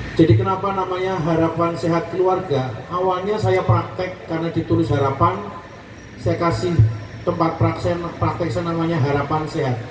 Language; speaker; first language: Indonesian; native; Indonesian